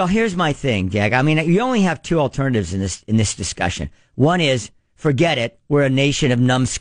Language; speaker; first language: English; native; English